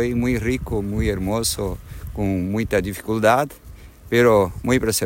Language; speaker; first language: Spanish; non-native, learner; Portuguese